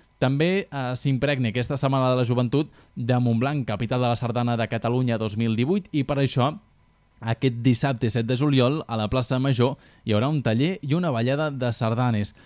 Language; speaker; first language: Catalan; native; Catalan